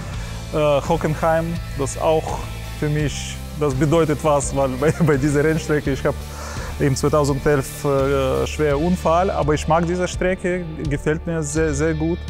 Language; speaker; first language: German; non-native, learner; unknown